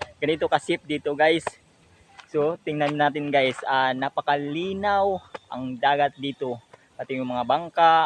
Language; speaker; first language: Filipino; non-native, local second language; Cebuano